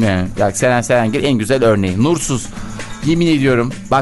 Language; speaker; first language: Turkish; native; Turkish